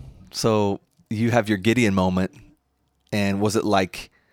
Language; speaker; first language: English; native; English